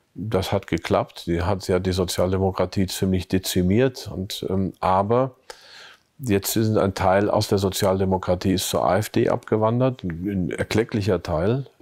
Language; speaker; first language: German; native; German